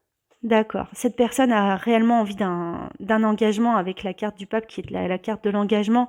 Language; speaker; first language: French; native; French